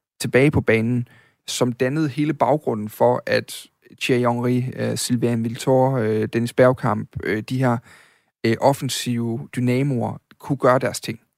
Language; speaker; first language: Danish; native; Danish